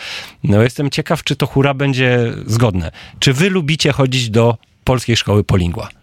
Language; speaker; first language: Polish; native; Polish